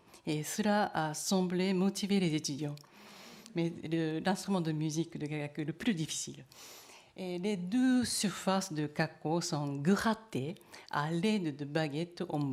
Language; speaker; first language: French; non-native, learner; Japanese